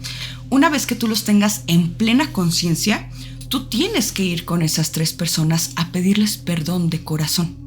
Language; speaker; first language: Spanish; native; Spanish